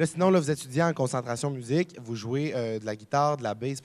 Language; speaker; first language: French; native; French